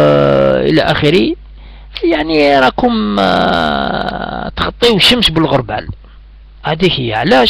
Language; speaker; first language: Arabic; native; Arabic